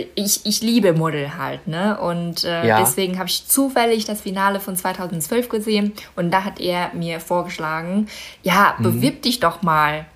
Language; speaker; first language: German; non-native, fluent; Chinese